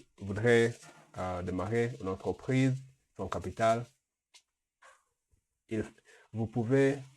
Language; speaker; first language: French; non-native, learner; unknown